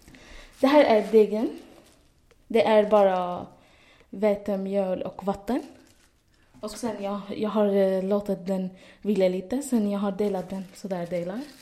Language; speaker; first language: Swedish; non-native, fluent; Arabic